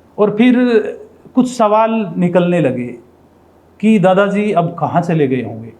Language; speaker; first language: Hindi; non-native, local second language; Rajasthani